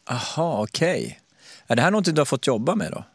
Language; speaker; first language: Swedish; native; Swedish